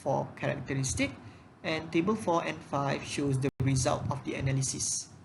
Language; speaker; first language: English; non-native, local second language; Malay